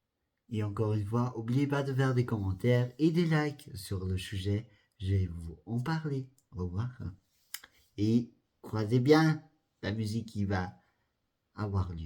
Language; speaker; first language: French; non-native, fluent; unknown